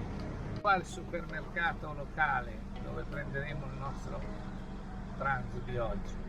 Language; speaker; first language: Italian; native; Italian